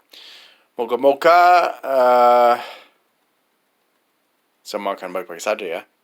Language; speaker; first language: Indonesian; non-native, fluent; English